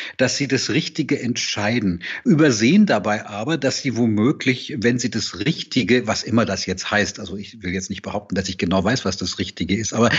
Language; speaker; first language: German; native; German